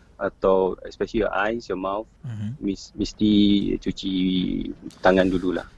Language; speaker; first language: English; non-native, local second language; Malay